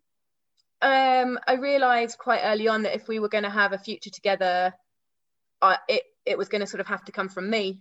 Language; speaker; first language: English; native; English